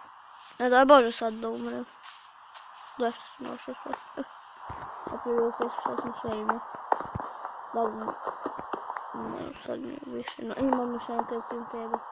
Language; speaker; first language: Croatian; early bilingual, heritage; Bosnian